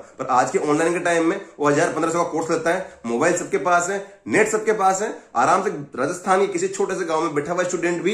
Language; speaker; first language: Hindi; native; Hindi